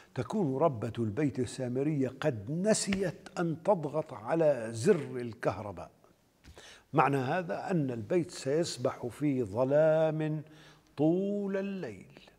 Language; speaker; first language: Arabic; native; Arabic